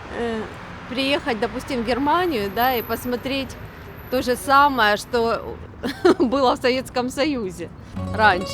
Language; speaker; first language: Russian; native; Russian